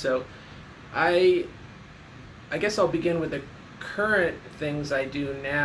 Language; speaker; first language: English; native; English